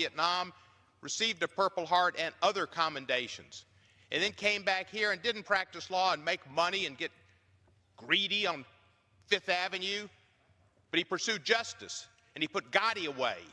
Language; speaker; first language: English; native; English